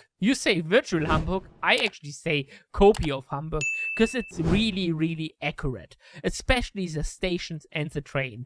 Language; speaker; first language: English; non-native, fluent; German